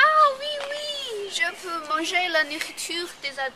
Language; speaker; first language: French; non-native, learner; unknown